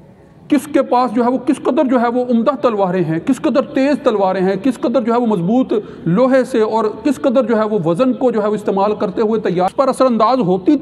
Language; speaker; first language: Urdu; native; Urdu